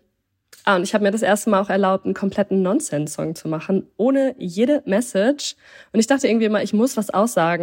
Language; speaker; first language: German; native; German